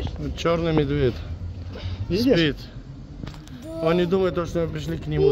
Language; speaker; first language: Russian; non-native, fluent; Tajik